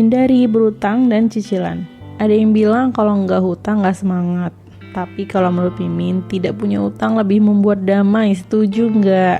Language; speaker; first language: Indonesian; native; Indonesian